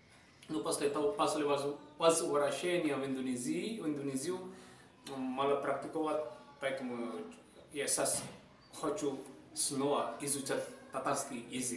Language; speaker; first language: Russian; non-native, fluent; Javanese